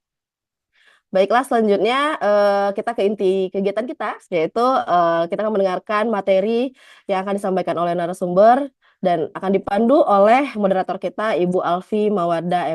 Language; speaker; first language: Indonesian; native; Indonesian